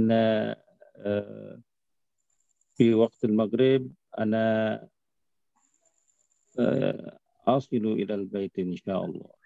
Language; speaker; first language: Arabic; non-native, learner; Indonesian